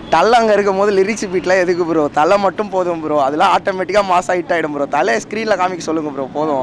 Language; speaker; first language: Tamil; native; Tamil